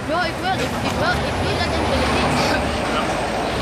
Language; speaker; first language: Dutch; non-native, learner; Cebuano